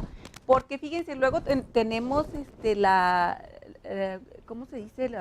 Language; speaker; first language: Spanish; native; Spanish